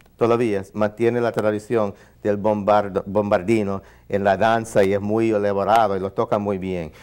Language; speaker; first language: Spanish; non-native, fluent; English